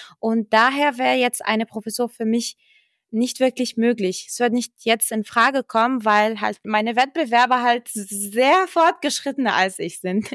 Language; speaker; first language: German; non-native, fluent; Arabic